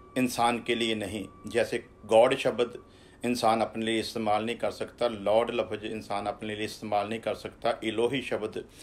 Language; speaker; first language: Hindi; non-native, local second language; Punjabi